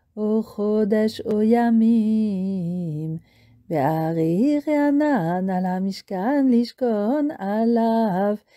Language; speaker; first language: Hebrew; non-native, fluent; French